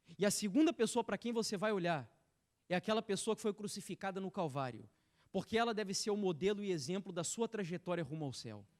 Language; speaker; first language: Portuguese; native; Portuguese